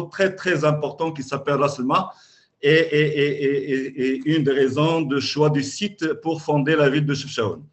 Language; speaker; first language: French; non-native, local second language; Arabic